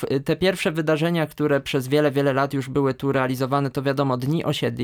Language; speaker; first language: Polish; native; Polish